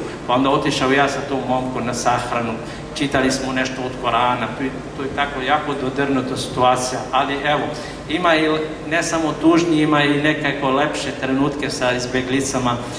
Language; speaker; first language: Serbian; non-native, fluent; Arabic